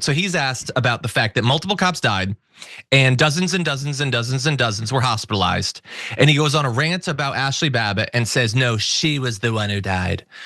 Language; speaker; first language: English; native; English